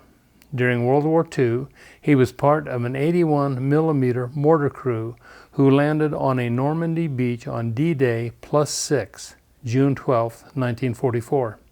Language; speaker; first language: English; native; English